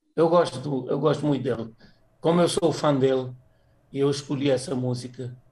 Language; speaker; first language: Portuguese; non-native, local second language; Kabuverdianu